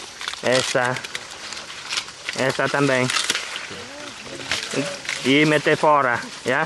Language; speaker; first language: Portuguese; non-native, learner; Vietnamese